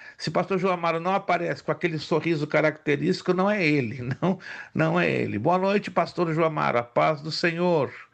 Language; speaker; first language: Portuguese; non-native, local second language; Spanish